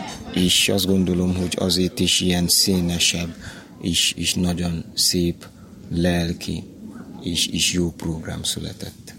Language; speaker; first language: Hungarian; non-native, learner; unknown